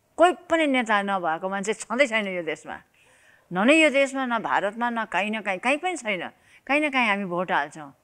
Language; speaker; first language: Nepali; native; Nepali